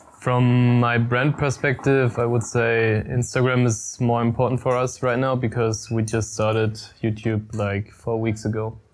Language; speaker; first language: English; non-native, fluent; German